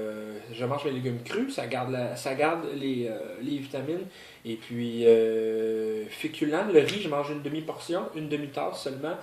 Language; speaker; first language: French; native; French